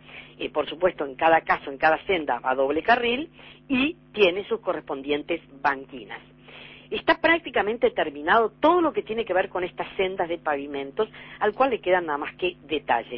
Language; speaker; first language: Spanish; native; Spanish